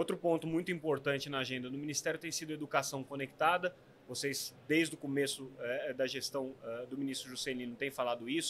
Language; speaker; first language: Portuguese; native; Portuguese